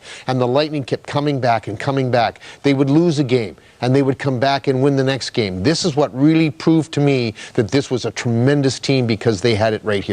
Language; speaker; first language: English; native; English